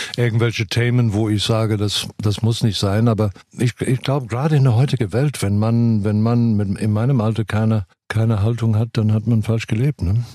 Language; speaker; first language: German; non-native, fluent; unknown